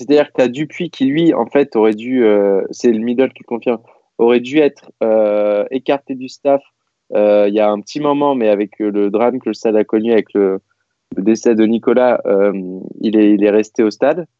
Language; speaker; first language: French; native; French